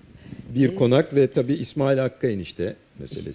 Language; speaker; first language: Turkish; native; Turkish